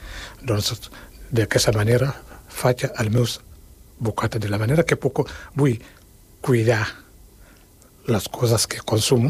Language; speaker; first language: Catalan; non-native, fluent; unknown